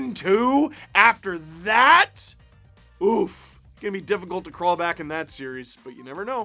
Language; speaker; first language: English; native; English